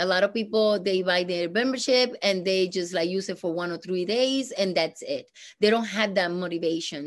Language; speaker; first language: English; non-native, fluent; Spanish